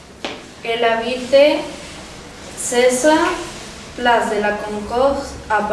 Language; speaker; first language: French; non-native, learner; Catalan